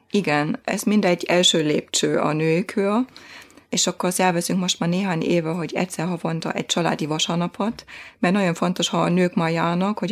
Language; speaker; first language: Hungarian; non-native, fluent; German